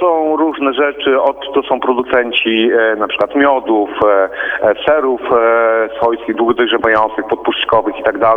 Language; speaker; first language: Polish; native; Polish